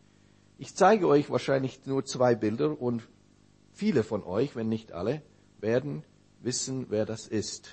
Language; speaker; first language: German; non-native, fluent; English